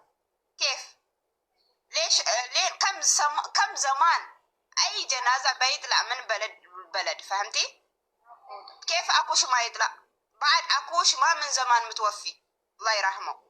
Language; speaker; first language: Arabic; non-native, fluent; Amharic